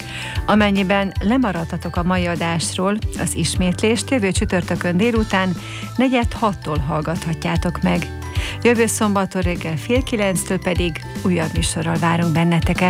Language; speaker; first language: Hungarian; native; Hungarian